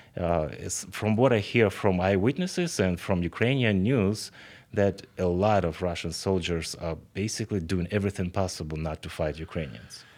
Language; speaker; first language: English; non-native, fluent; Ukrainian